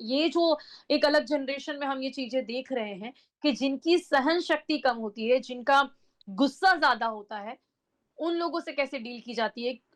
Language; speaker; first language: Hindi; non-native, local second language; Gujarati